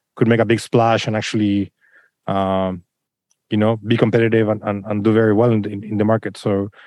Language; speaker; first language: English; non-native, fluent; Spanish